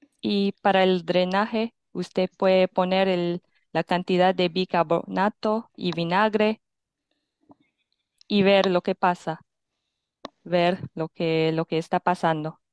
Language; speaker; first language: Spanish; non-native, fluent; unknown